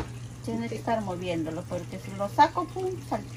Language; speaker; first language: Spanish; native; Spanish